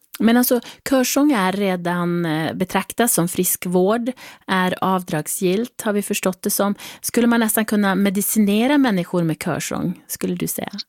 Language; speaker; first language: Swedish; native; Swedish